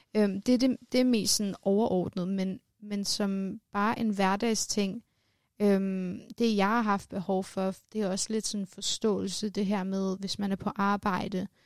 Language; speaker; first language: Danish; early bilingual, other home language; Persian